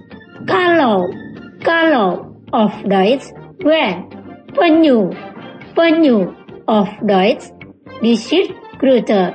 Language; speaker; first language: German; non-native, learner; Indonesian